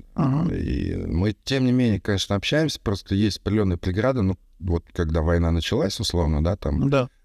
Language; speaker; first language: Russian; native; Russian